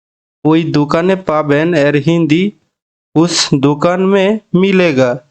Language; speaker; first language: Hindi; non-native, fluent; Bangla